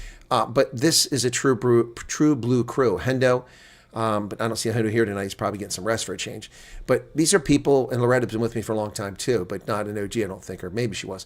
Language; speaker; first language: English; native; English